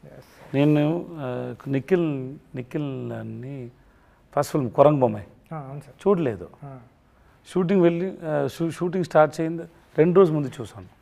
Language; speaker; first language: Telugu; non-native, learner; Tamil